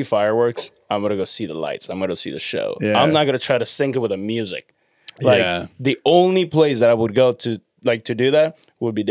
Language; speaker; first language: English; non-native, fluent; Spanish